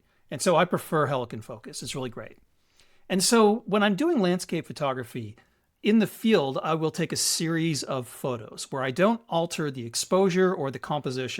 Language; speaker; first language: English; native; English